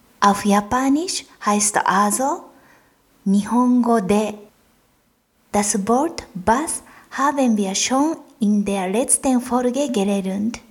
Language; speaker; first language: German; non-native, fluent; Japanese